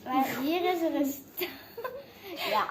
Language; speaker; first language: Dutch; early bilingual, other home language; Filipino